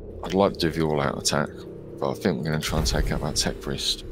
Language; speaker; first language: English; native; English